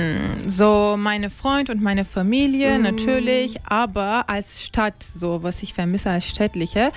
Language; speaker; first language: German; non-native, learner; Turkish